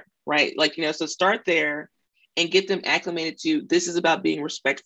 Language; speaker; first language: English; native; English